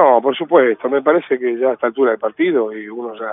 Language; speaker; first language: Spanish; native; Spanish